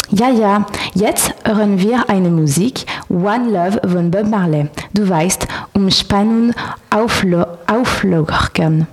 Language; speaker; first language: German; non-native, learner; French